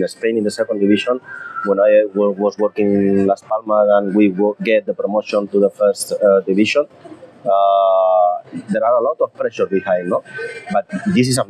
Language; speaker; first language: English; non-native, fluent; Spanish